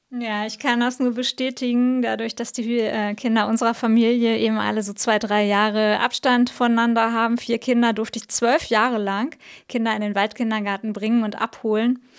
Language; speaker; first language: German; native; German